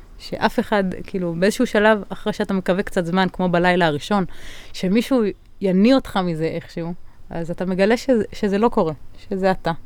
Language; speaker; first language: Hebrew; native; Hebrew